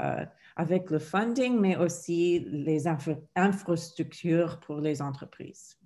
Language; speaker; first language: French; non-native, fluent; English